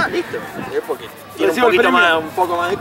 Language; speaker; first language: Spanish; native; Spanish